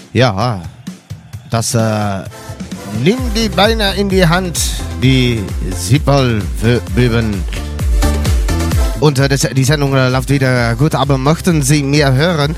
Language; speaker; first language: German; non-native, learner; Dutch